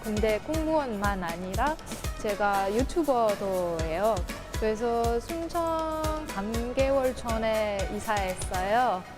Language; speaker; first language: Korean; non-native, learner; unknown